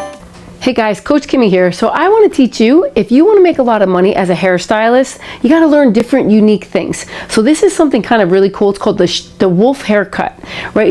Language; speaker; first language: English; native; English